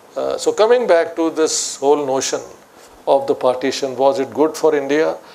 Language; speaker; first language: English; non-native, local second language; Punjabi